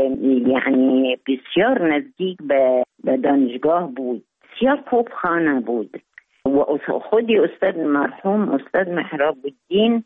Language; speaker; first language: Persian; non-native, learner; Arabic